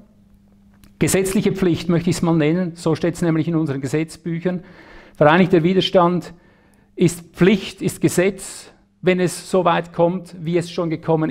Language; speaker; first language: German; native; German